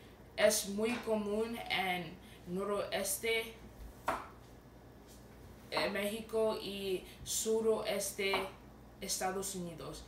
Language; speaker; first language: Spanish; non-native, learner; English